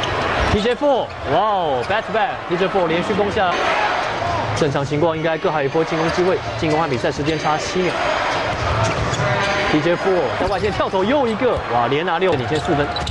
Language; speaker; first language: Chinese; native; Chinese